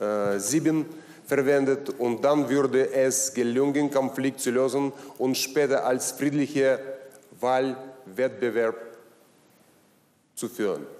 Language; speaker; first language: German; non-native, learner; Russian